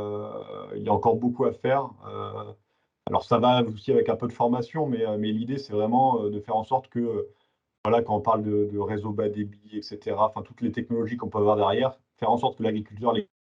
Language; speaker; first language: French; native; French